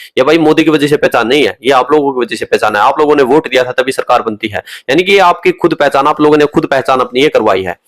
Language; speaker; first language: Hindi; native; Hindi